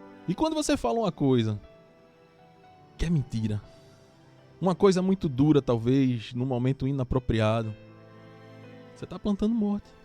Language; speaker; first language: Portuguese; native; Portuguese